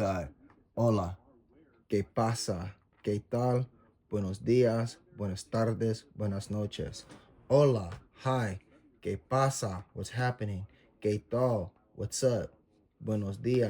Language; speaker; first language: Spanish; non-native, learner; English